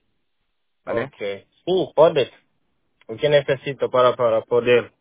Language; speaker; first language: Spanish; non-native, learner; Portuguese